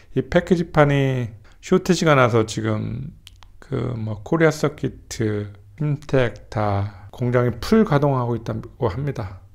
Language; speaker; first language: Korean; native; Korean